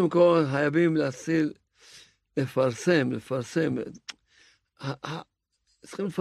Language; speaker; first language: Hebrew; non-native, fluent; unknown